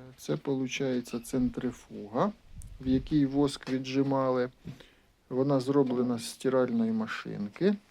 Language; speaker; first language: Ukrainian; native; Ukrainian